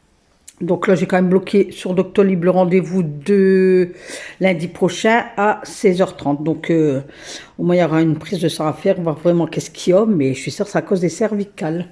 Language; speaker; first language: French; native; French